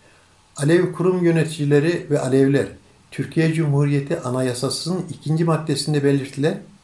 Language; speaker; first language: Turkish; native; Turkish